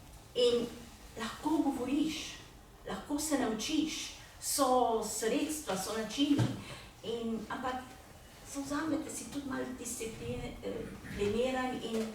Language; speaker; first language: Slovenian; early bilingual, heritage; Slovenian